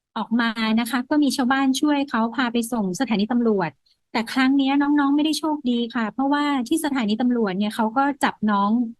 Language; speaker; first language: Thai; native; Thai